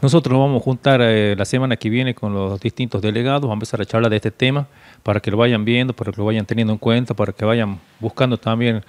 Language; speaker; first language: Spanish; native; Spanish